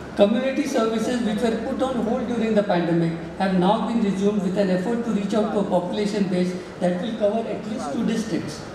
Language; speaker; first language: English; non-native, local second language; Marathi